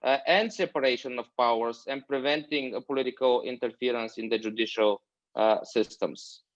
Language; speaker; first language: English; non-native, fluent; Bulgarian